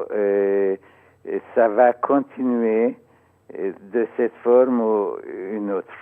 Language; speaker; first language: French; non-native, learner; Persian